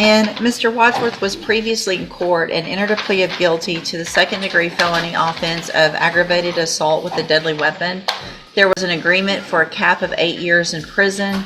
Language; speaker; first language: English; native; English